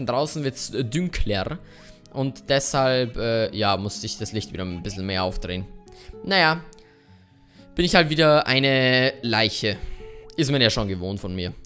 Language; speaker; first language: German; native; German